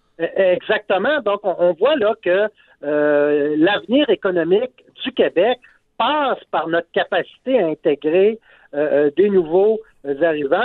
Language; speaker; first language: French; native; French